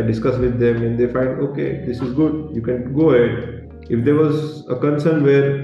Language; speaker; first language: English; non-native, local second language; Gujarati